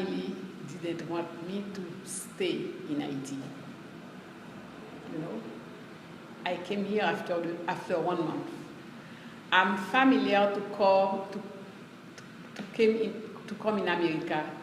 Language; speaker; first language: English; non-native, learner; Haitian Creole